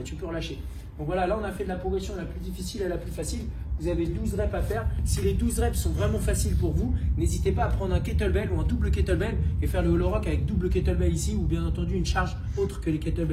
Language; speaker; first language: French; native; French